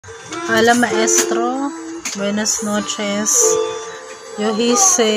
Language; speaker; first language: Spanish; non-native, learner; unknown